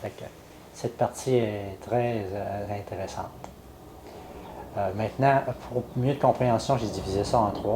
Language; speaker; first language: French; native; French